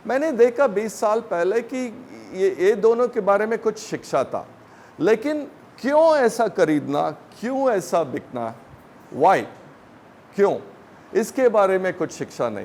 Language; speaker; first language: Hindi; non-native, local second language; Tamil